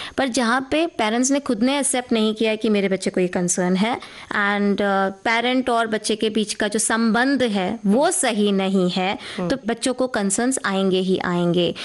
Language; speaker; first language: Hindi; native; Hindi